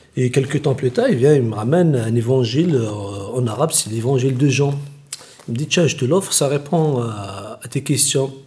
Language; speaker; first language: French; non-native, local second language; Kabyle